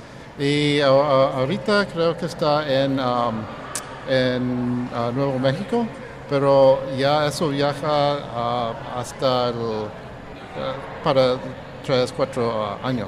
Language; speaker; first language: Spanish; non-native, fluent; English